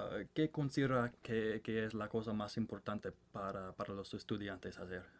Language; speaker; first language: Spanish; non-native, learner; English